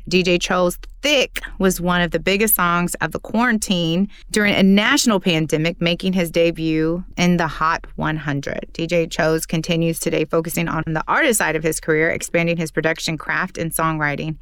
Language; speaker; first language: English; native; English